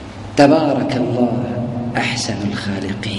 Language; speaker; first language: Arabic; native; Arabic